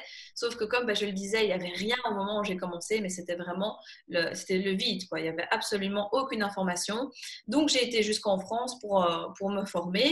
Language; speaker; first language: French; native; French